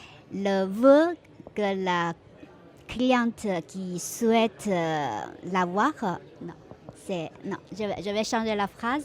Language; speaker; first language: French; non-native, fluent; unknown